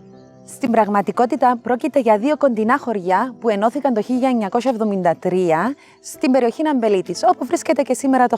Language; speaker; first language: Greek; native; Greek